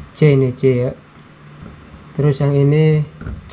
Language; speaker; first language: Indonesian; non-native, local second language; Javanese